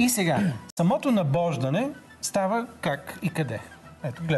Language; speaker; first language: Bulgarian; native; Bulgarian